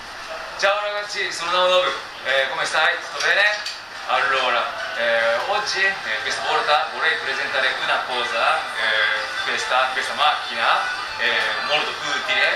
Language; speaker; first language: Italian; non-native, learner; Japanese